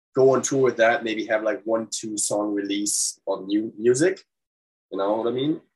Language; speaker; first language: English; non-native, fluent; German